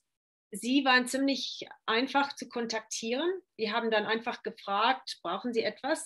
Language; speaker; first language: German; non-native, fluent; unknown